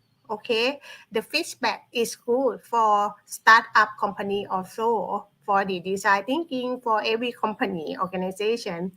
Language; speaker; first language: English; non-native, learner; Thai